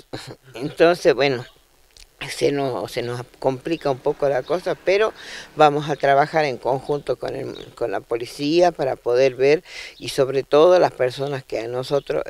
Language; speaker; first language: Spanish; native; Spanish